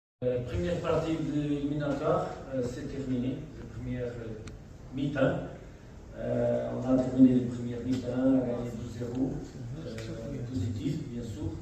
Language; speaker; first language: French; non-native, learner; Portuguese